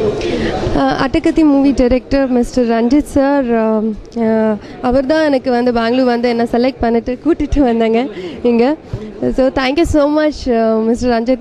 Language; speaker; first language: Tamil; non-native, local second language; Kannada